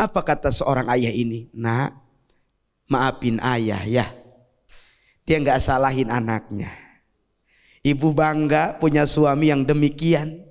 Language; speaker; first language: Indonesian; native; Indonesian